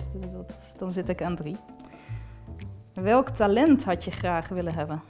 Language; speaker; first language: Dutch; native; Dutch